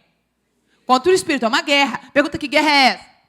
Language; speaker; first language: Portuguese; native; Portuguese